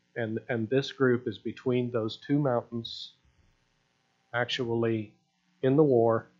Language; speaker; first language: English; native; English